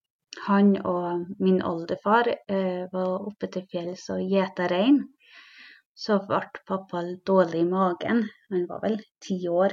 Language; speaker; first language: Norwegian; non-native, local second language; Northern Sami